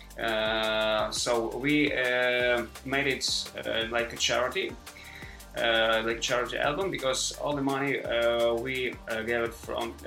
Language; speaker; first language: English; non-native, learner; Ukrainian